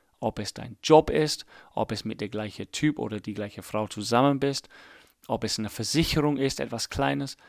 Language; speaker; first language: German; non-native, fluent; English